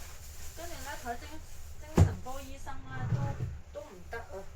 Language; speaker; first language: Cantonese; native; Cantonese